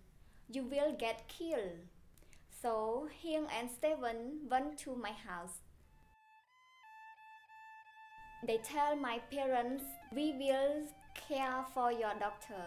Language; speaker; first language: English; non-native, learner; Khmer